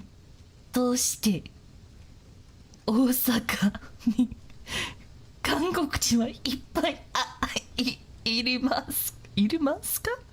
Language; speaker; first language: Japanese; non-native, learner; English